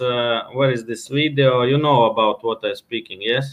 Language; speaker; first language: English; non-native, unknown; Latvian